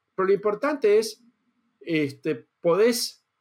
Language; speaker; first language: Spanish; native; Spanish